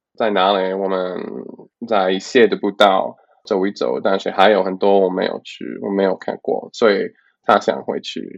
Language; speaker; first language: Chinese; non-native, learner; English